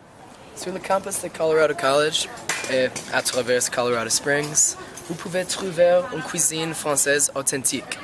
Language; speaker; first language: French; non-native, learner; English